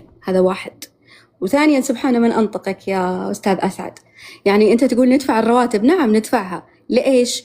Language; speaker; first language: Arabic; native; Arabic